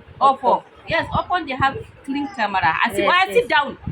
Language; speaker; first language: English; non-native, local second language; Hausa